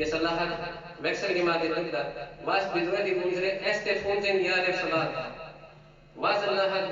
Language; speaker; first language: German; non-native, learner; Urdu